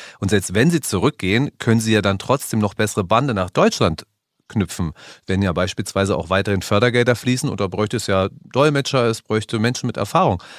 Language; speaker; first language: German; native; German